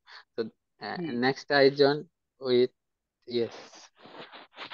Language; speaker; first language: English; non-native, learner; Hindi